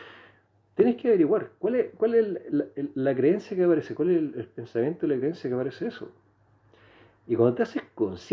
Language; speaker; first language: Spanish; native; Spanish